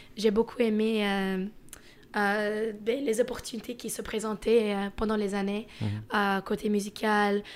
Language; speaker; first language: French; early bilingual, other home language; Russian